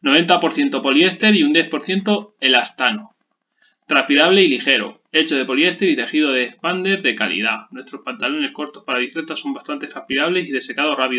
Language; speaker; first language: Spanish; native; Spanish